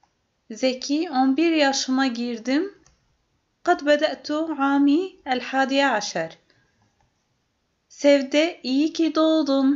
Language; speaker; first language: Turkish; non-native, fluent; Arabic